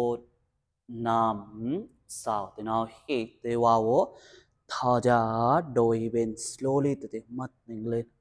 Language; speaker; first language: Vietnamese; non-native, learner; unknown